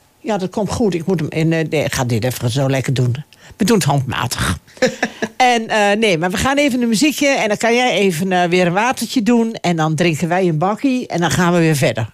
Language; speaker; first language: Dutch; native; Dutch